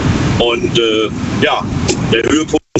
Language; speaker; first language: German; native; German